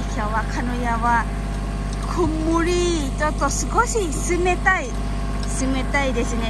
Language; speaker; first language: Japanese; non-native, learner; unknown